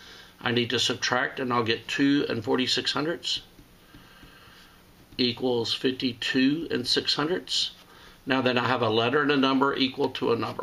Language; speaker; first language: English; native; English